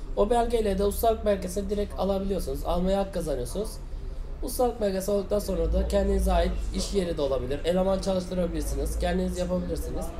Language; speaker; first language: Turkish; native; Turkish